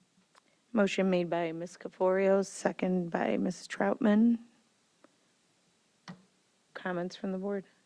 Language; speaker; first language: English; native; English